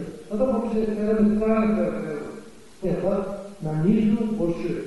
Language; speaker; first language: Russian; non-native, learner; Tibetan